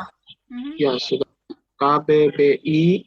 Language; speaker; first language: Indonesian; non-native, learner; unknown